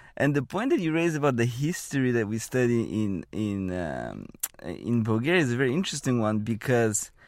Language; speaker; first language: English; non-native, fluent; Bulgarian